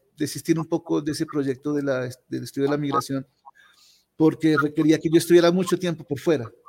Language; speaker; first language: Spanish; native; Spanish